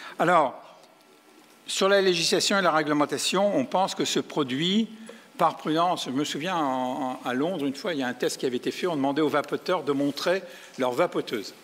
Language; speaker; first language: French; native; French